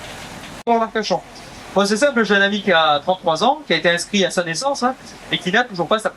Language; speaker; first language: French; native; French